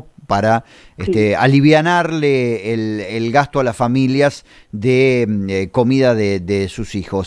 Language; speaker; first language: Spanish; native; Spanish